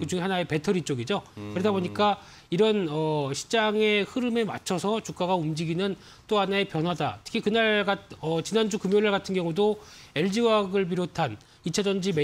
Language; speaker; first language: Korean; native; Korean